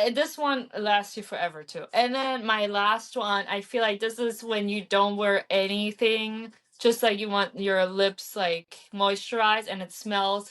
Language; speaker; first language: English; early bilingual, heritage; English